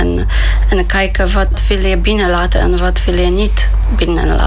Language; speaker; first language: Dutch; non-native, fluent; Polish